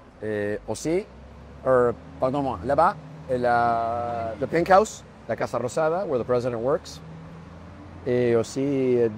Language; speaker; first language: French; non-native, learner; Spanish